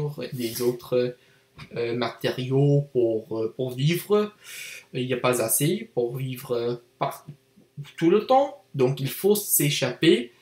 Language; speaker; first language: French; non-native, learner; English